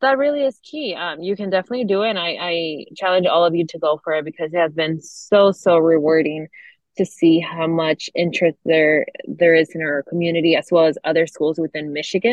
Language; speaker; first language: English; non-native, fluent; Spanish